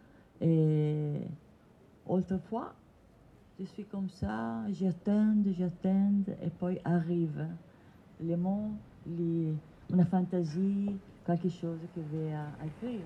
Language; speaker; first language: French; non-native, learner; Italian